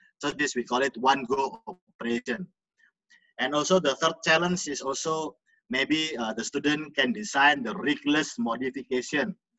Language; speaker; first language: English; non-native, fluent; Indonesian